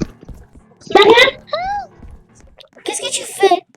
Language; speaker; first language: French; native; French